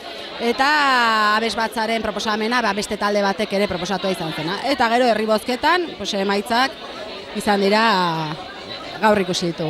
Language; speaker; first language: Basque; native; Basque